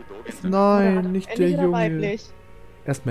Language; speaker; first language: German; native; German